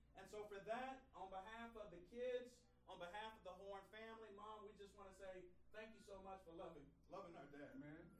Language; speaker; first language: English; native; English